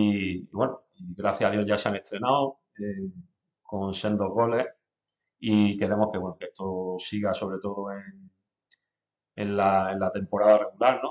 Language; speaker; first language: Spanish; native; Spanish